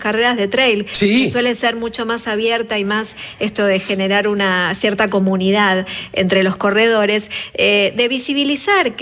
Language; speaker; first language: Spanish; native; Spanish